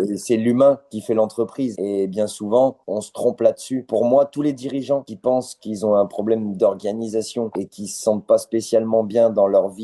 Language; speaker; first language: French; native; French